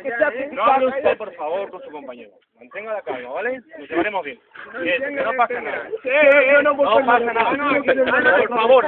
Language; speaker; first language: Spanish; native; Spanish